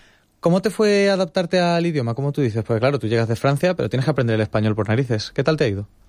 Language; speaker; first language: Spanish; native; Spanish